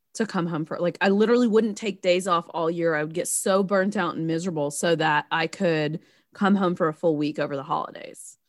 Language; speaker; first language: English; native; English